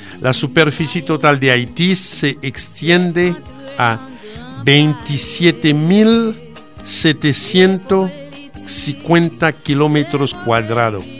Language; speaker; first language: Spanish; non-native, fluent; Haitian Creole